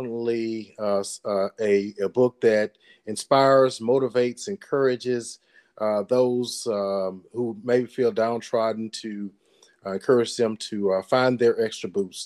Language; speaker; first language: English; native; English